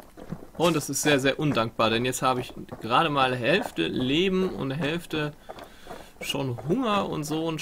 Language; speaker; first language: German; native; German